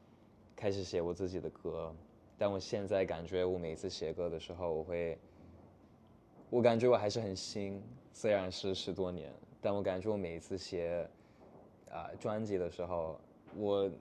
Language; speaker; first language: Chinese; non-native, fluent; English